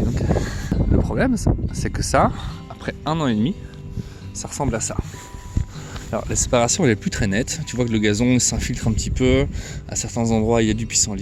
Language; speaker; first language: French; native; French